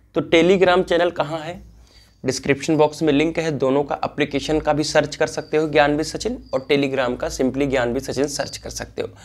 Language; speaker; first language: Hindi; native; Hindi